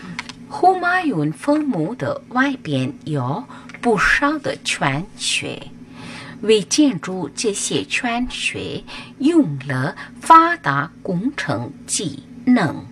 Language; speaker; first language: Chinese; non-native, fluent; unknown